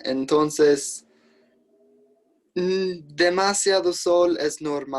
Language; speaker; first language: Spanish; non-native, learner; English